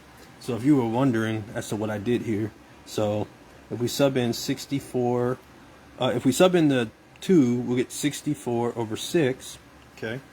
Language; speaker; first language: English; native; English